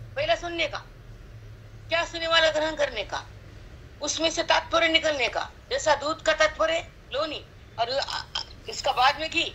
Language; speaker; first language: Hindi; non-native, local second language; Marathi